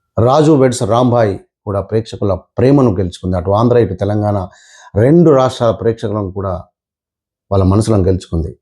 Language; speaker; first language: Telugu; native; Telugu